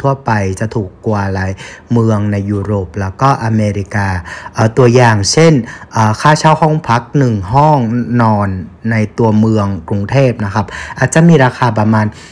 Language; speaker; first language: Thai; non-native, fluent; Vietnamese